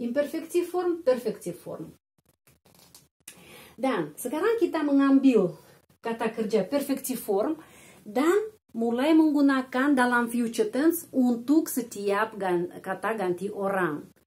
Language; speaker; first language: Indonesian; non-native, fluent; Russian